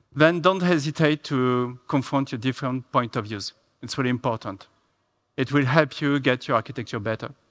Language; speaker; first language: English; non-native, fluent; French